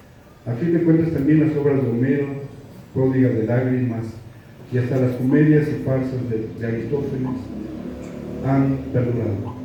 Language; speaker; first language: Spanish; native; Spanish